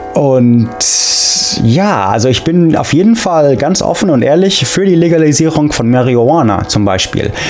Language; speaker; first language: German; non-native, fluent; English